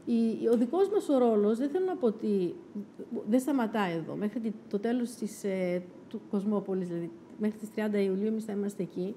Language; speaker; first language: Greek; native; Greek